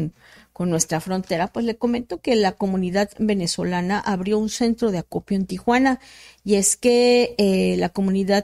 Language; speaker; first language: Spanish; native; Spanish